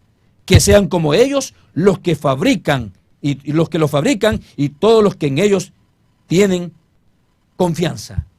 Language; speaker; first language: Spanish; native; Spanish